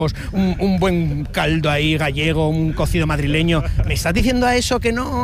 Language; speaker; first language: Spanish; native; Spanish